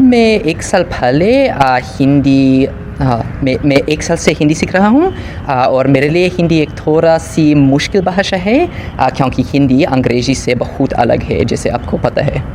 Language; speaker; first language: Hindi; non-native, learner; English